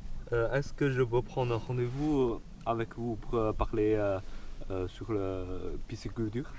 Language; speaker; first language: French; non-native, learner; Chinese